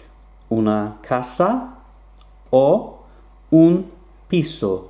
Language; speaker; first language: Spanish; non-native, fluent; English